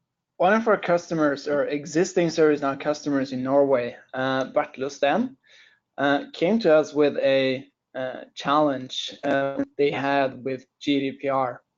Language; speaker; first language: English; non-native, fluent; Norwegian